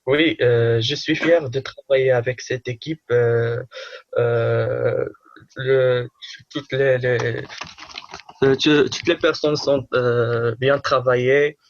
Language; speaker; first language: French; non-native, local second language; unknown